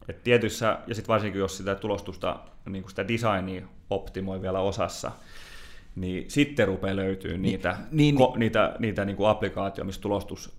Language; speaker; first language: Finnish; native; Finnish